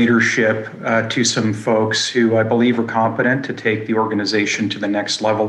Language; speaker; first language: English; native; English